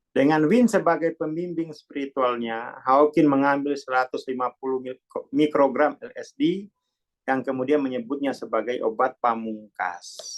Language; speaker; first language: Indonesian; non-native, local second language; Javanese